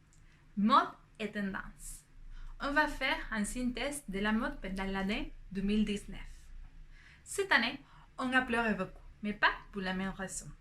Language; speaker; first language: French; non-native, fluent; Spanish